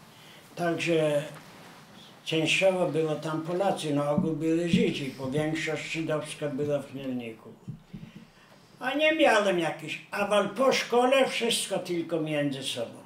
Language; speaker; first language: Polish; non-native, local second language; Yiddish